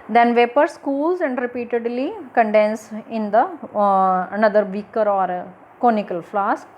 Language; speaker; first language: English; non-native, local second language; Punjabi